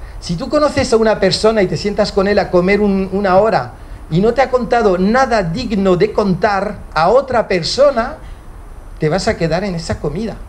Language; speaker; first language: Spanish; early bilingual, heritage; Spanish